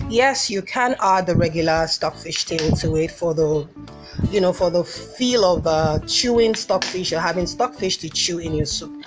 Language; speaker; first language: English; non-native, local second language; Igbo